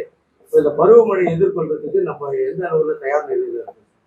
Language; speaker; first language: Tamil; native; Tamil